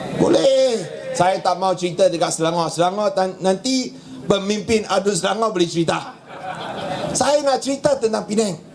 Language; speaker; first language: Malay; non-native, local second language; Min Nan Chinese